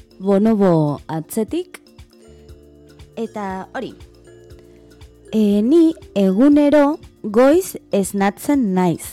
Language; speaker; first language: Basque; non-native, learner; Spanish